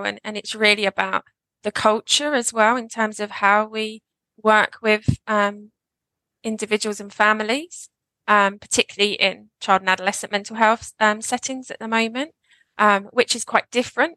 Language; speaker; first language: English; native; English